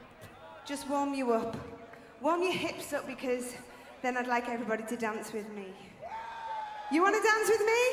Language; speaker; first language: English; native; English